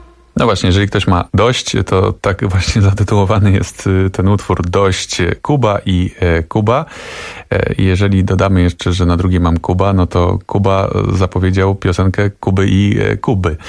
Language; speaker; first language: Polish; native; Polish